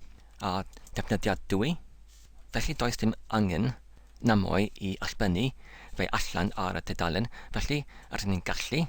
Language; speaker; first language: Welsh; non-native, learner; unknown